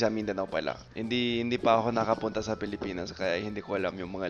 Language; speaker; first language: Filipino; non-native, fluent; English